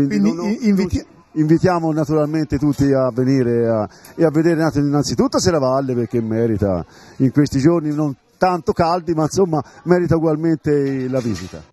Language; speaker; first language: Italian; native; Italian